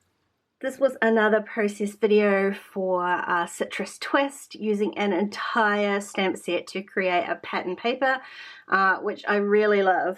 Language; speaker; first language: English; native; English